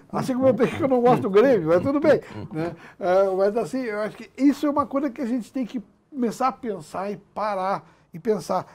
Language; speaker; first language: Portuguese; native; Portuguese